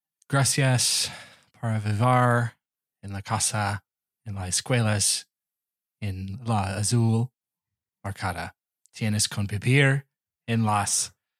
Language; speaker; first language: Spanish; non-native, learner; English